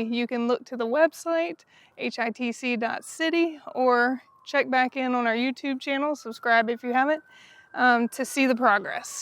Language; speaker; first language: English; native; English